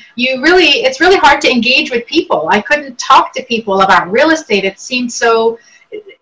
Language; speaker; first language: English; early bilingual, other home language; Arabic